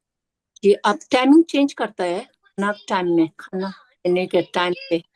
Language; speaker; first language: Hindi; non-native, local second language; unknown